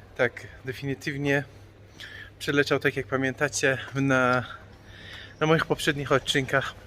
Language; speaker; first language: Polish; non-native, fluent; Persian